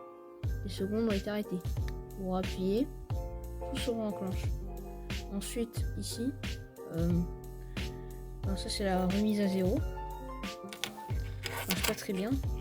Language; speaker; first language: French; native; French